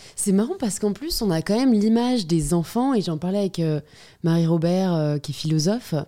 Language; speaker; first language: French; native; French